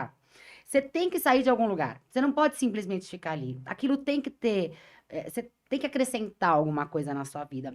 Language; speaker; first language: Portuguese; native; Portuguese